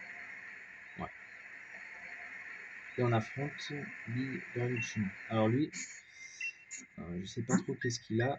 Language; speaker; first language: French; native; French